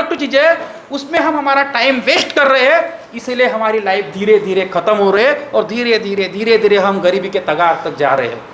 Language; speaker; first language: Hindi; non-native, local second language; Marathi